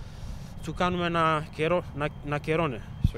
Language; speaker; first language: Greek; non-native, learner; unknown